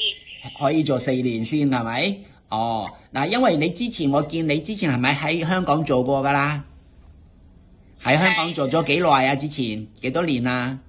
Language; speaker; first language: Cantonese; native; Cantonese